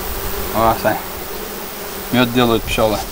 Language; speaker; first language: Russian; non-native, local second language; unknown